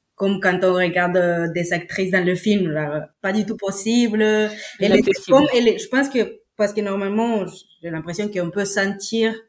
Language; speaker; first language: French; non-native, fluent; Spanish